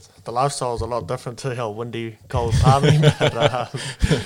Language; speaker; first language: English; non-native, local second language; Māori